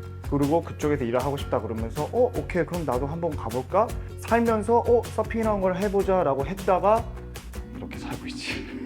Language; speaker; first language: Korean; early bilingual, heritage; Korean